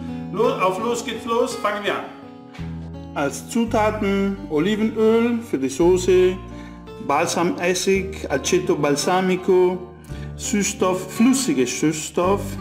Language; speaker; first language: German; non-native, fluent; Italian